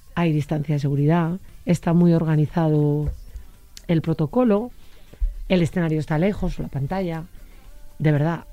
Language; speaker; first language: Spanish; native; Spanish